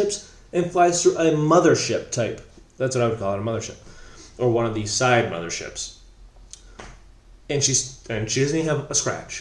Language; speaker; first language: English; native; English